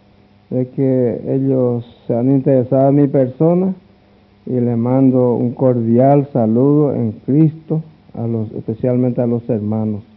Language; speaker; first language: Spanish; non-native, local second language; Guarani